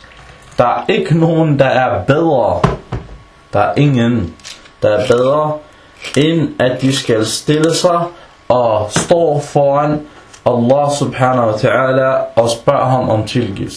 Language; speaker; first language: Danish; early bilingual, other home language; Arabic